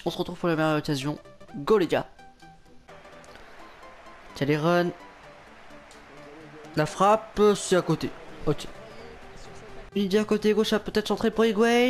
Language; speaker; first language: French; native; French